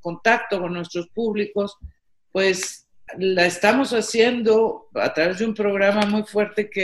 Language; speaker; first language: Spanish; native; Spanish